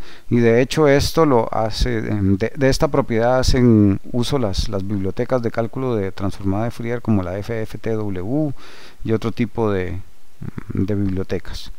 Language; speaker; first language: Spanish; native; Spanish